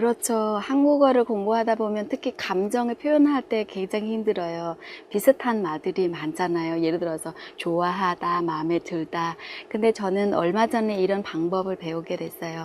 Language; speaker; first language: Korean; non-native, fluent; Vietnamese